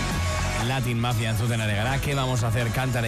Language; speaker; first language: Basque; native; Basque